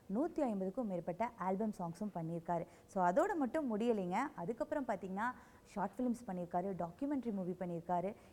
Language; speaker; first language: Tamil; native; Tamil